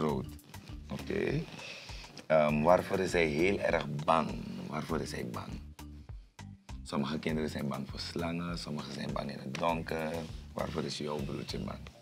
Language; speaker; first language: Dutch; native; Dutch